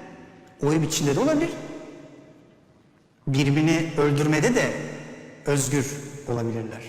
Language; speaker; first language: Turkish; native; Turkish